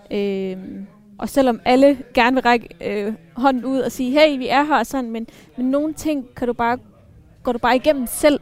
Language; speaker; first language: Danish; early bilingual, other home language; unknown